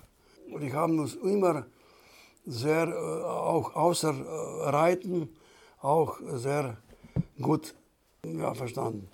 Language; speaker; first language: German; non-native, fluent; Slovenian